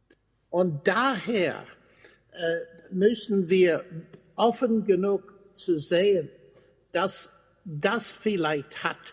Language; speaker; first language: German; non-native, fluent; English